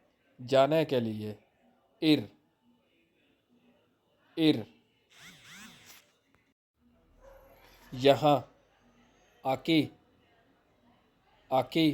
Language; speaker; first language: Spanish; non-native, fluent; Urdu